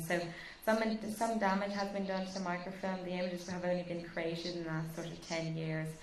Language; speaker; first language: English; native; English